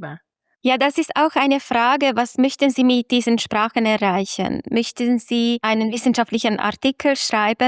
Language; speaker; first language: German; non-native, fluent; Hungarian